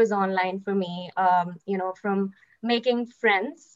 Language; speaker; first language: English; non-native, local second language; Hindi